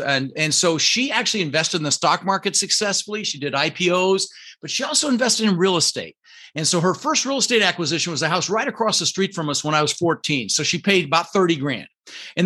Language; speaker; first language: English; early bilingual, other home language; Dutch